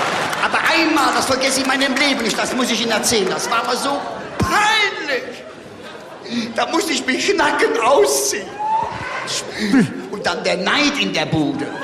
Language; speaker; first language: German; native; German